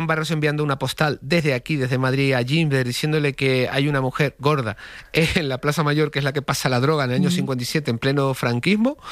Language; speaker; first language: Spanish; native; Spanish